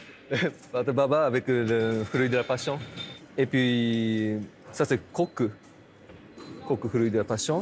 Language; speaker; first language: French; non-native, learner; Japanese